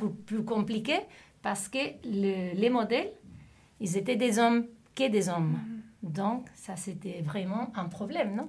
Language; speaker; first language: French; non-native, fluent; Spanish